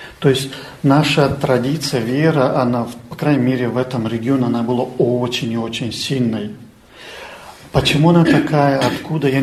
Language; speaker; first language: Russian; non-native, local second language; Armenian